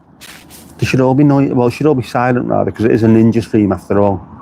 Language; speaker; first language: English; native; English